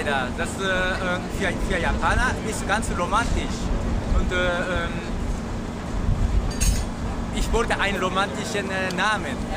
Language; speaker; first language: German; non-native, learner; Japanese